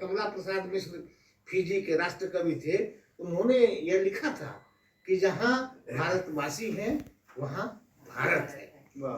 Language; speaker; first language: Hindi; native; Hindi